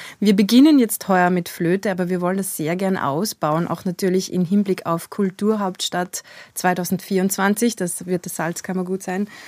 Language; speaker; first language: German; native; German